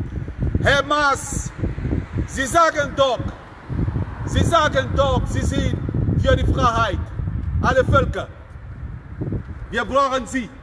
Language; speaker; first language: German; non-native, fluent; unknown